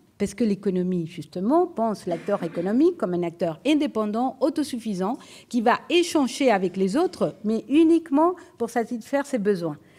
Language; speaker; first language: French; non-native, fluent; Spanish